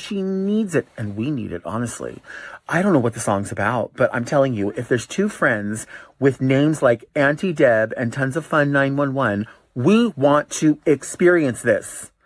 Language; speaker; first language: English; native; English